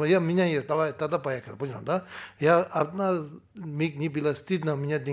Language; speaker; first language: Russian; non-native, learner; Tibetan